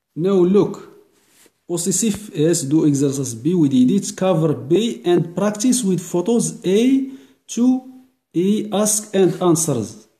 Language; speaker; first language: English; non-native, learner; Arabic